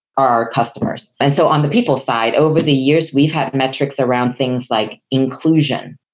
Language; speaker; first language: English; non-native, local second language; Chinese